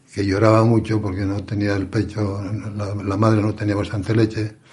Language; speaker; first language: Spanish; native; Spanish